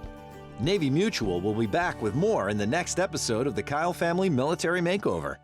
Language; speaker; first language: English; native; English